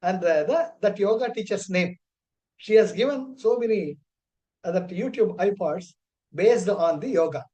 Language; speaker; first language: English; non-native, local second language; Tamil